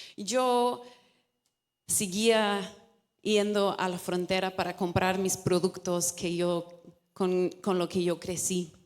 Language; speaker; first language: Spanish; non-native, fluent; English